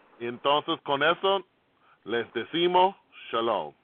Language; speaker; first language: Spanish; non-native, fluent; English